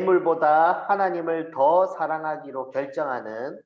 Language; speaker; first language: Korean; native; Korean